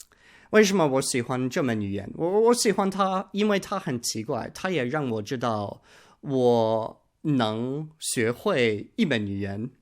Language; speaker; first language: Chinese; non-native, learner; English